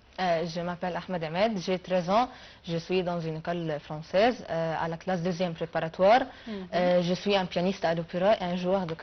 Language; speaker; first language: French; non-native, fluent; Arabic